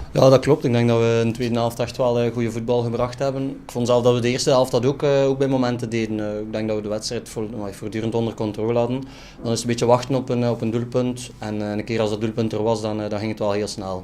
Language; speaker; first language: Dutch; native; Dutch